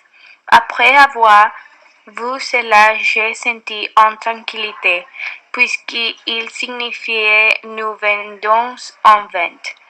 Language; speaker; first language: French; non-native, learner; Spanish